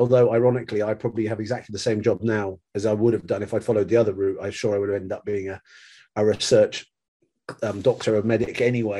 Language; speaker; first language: English; native; English